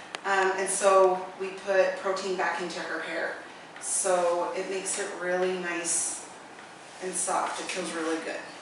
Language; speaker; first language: English; native; English